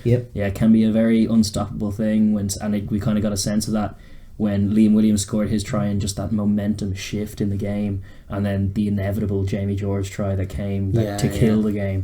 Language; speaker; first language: English; native; English